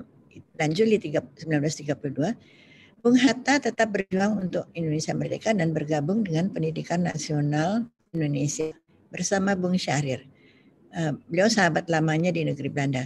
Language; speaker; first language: Indonesian; native; Indonesian